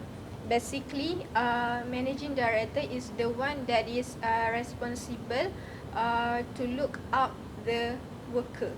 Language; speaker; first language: English; non-native, learner; Malay